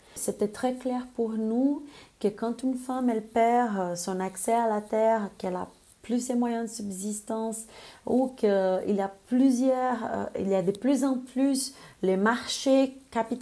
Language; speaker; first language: French; non-native, fluent; Spanish